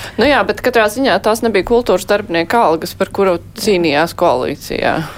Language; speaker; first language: Latvian; native; Latvian